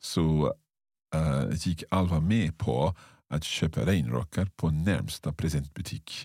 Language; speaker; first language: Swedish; non-native, learner; English